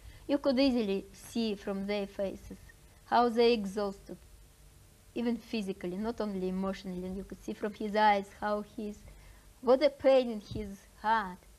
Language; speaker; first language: English; non-native, fluent; Russian